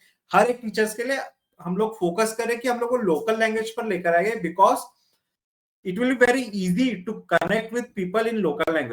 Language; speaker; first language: Hindi; native; Hindi